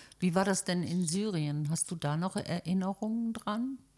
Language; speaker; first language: German; native; German